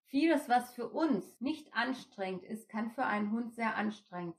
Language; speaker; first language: German; native; German